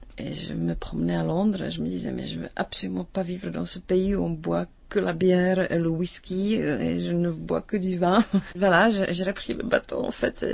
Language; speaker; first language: French; non-native, fluent; Czech